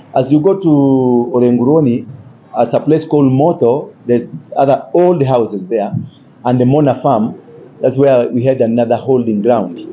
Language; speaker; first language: English; non-native, local second language; Kikuyu